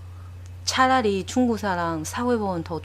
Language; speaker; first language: Korean; non-native, learner; Chinese